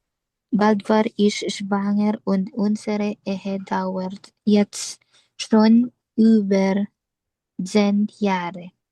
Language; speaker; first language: German; non-native, learner; Filipino